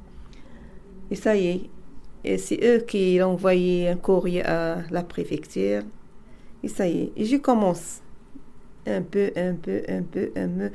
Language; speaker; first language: French; non-native, learner; Arabic